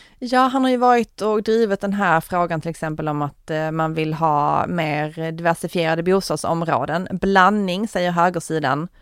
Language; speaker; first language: Swedish; native; Swedish